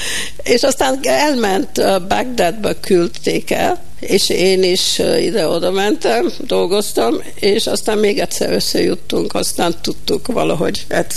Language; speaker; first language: Hungarian; early bilingual, heritage; Hungarian